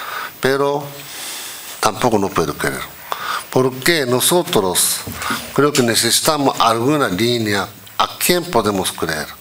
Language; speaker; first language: Spanish; non-native, fluent; Japanese